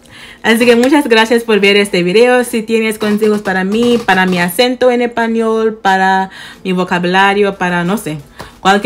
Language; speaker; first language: Spanish; non-native, fluent; English